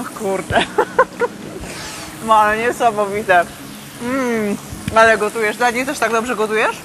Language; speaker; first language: Polish; native; Polish